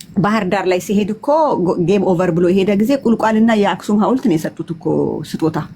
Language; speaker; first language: Amharic; non-native, local second language; Tigrinya